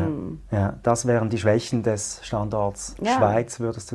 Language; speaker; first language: German; native; German